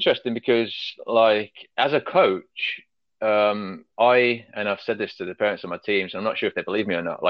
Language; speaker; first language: English; native; English